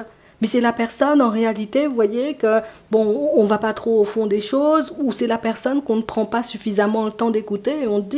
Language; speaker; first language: French; native; French